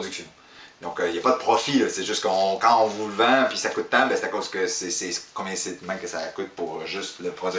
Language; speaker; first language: French; native; French